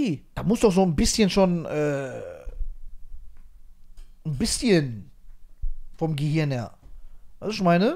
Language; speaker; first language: German; native; German